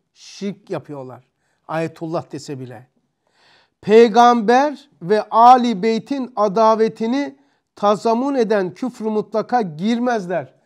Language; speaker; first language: Turkish; native; Turkish